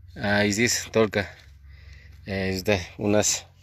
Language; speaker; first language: Russian; non-native, learner; Spanish